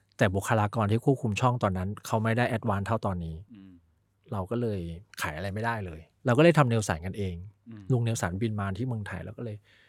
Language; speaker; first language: Thai; early bilingual, other home language; Chinese